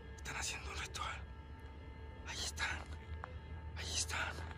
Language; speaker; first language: Spanish; native; Spanish